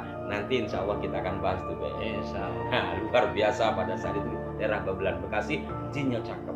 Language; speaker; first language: Indonesian; native; Indonesian